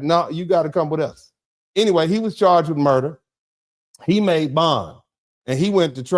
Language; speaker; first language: English; native; English